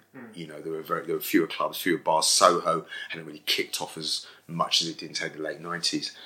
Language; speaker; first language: English; native; English